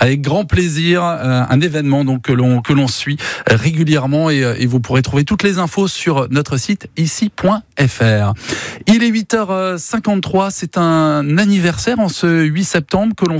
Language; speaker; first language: French; native; French